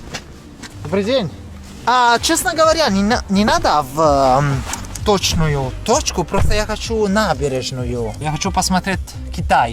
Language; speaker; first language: Russian; non-native, fluent; Italian